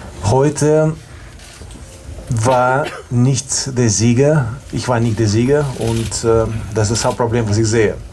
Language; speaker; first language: German; non-native, fluent; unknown